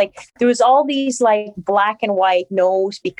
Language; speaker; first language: English; non-native, fluent; French